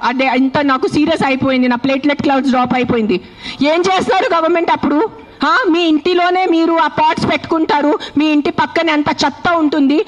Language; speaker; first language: Telugu; non-native, fluent; Marathi